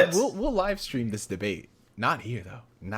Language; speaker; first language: English; native; English